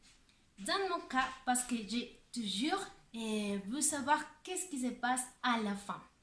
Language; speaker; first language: French; non-native, learner; Spanish